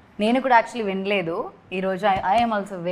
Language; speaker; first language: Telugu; non-native, learner; Malayalam